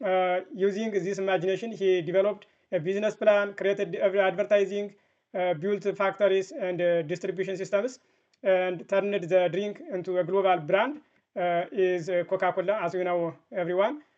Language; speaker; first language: English; non-native, fluent; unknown